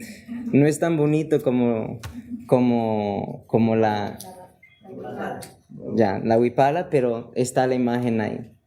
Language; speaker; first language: Spanish; non-native, fluent; English